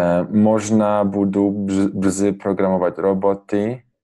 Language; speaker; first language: Czech; non-native, learner; Polish